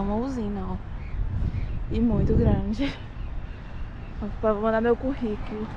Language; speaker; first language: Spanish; non-native, learner; Portuguese